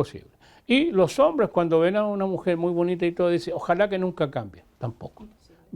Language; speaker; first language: Spanish; native; Spanish